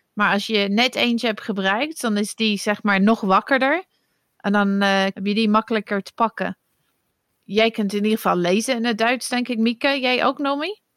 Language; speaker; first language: Dutch; non-native, fluent; English